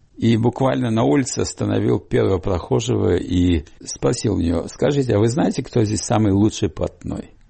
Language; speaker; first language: Russian; non-native, local second language; Hungarian